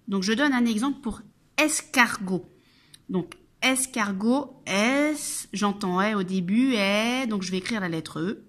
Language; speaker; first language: French; native; French